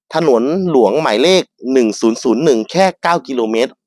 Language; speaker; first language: Thai; native; Thai